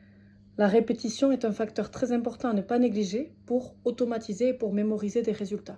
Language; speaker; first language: French; native; French